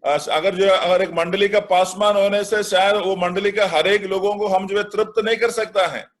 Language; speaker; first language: Hindi; non-native, local second language; Malayalam